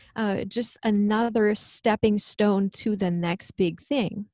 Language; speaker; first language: English; non-native, fluent; French